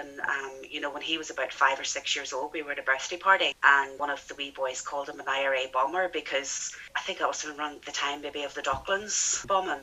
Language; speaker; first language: English; native; English